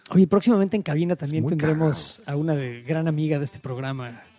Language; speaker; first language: Spanish; native; Spanish